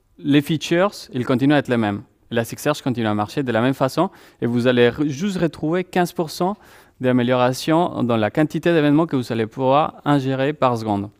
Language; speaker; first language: French; non-native, fluent; Spanish